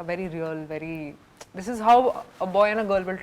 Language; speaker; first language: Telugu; non-native, fluent; Hindi